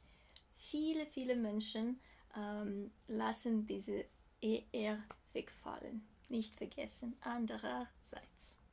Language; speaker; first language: German; non-native, fluent; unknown